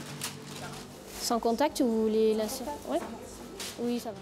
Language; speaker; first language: French; native; French